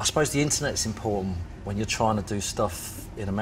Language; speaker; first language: English; native; English